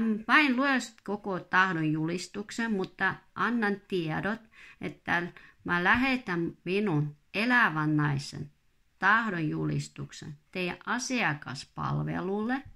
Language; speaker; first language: Finnish; non-native, fluent; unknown